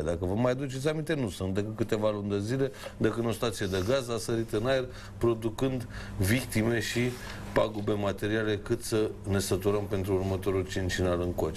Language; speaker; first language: Romanian; native; Romanian